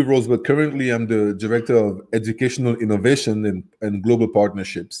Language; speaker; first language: English; non-native, local second language; French